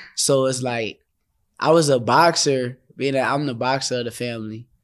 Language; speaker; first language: English; native; English